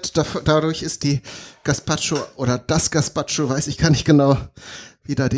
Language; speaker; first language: German; native; German